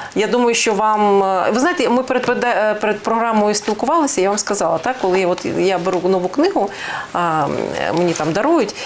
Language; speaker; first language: Ukrainian; non-native, local second language; Russian